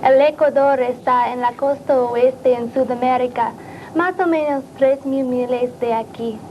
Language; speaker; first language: Spanish; non-native, learner; English